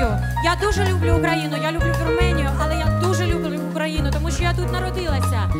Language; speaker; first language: Ukrainian; early bilingual, other home language; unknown